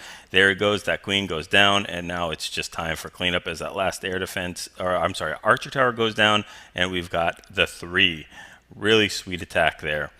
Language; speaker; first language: English; native; English